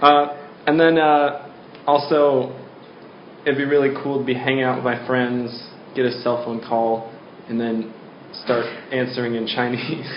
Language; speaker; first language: English; native; English